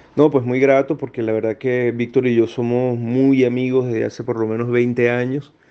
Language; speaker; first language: Spanish; native; Spanish